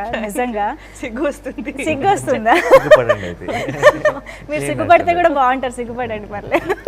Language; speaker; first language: Telugu; native; Telugu